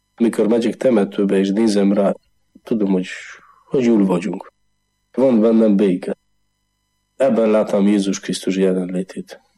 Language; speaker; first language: Hungarian; non-native, learner; Polish